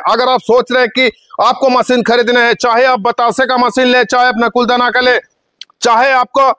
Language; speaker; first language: Hindi; non-native, local second language; Bangla